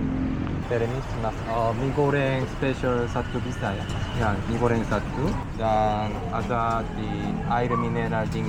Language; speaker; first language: Indonesian; non-native, learner; Korean